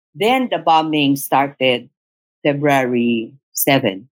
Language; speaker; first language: English; non-native, local second language; Tausug